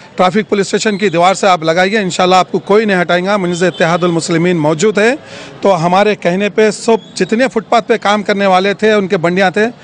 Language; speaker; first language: Urdu; native; Urdu